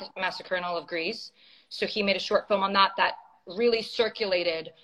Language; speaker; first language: English; native; English